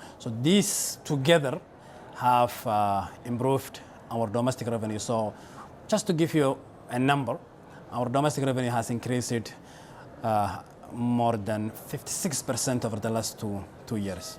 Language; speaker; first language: English; non-native, local second language; Somali